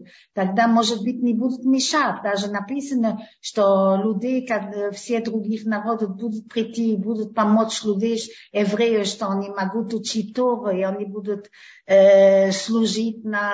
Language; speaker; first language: Russian; early bilingual, heritage; Hebrew